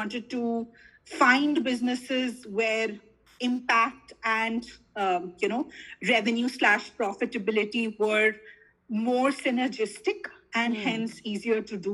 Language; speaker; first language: English; non-native, local second language; Hindi